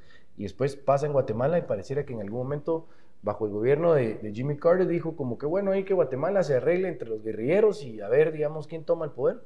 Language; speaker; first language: Spanish; native; Spanish